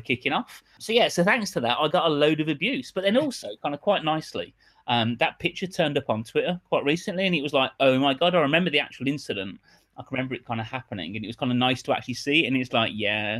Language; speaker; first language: English; native; English